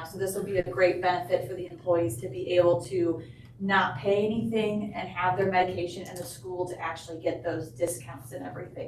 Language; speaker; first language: English; native; English